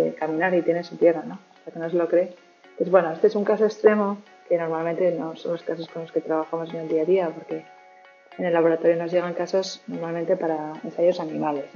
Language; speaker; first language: Spanish; native; Spanish